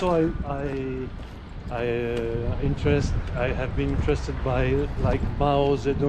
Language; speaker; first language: English; non-native, fluent; French